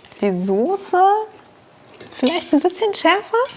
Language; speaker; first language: German; native; German